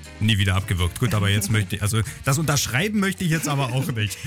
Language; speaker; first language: German; native; German